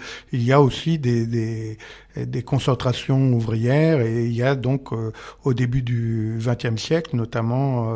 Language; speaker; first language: French; native; French